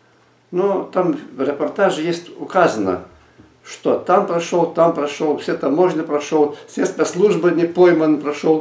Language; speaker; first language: Russian; non-native, local second language; Lithuanian